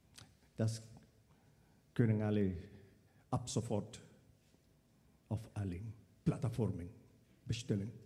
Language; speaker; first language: German; non-native, fluent; Spanish